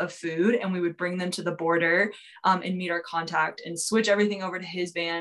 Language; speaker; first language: English; native; English